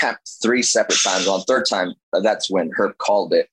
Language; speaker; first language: English; native; English